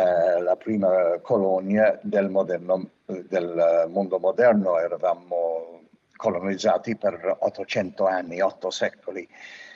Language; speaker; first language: Italian; non-native, fluent; English